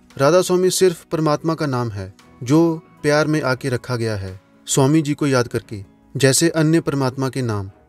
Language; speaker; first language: Hindi; non-native, local second language; Punjabi